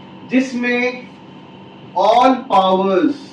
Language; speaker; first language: Hindi; native; Hindi